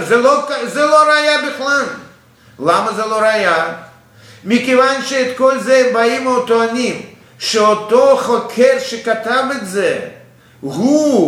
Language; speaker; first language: Hebrew; non-native, fluent; Russian